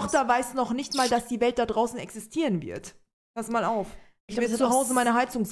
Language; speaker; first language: German; early bilingual, other home language; Turkish